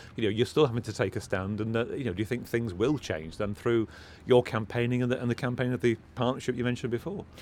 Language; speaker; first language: English; native; English